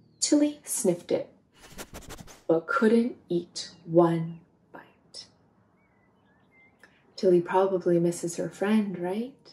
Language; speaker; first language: English; native; English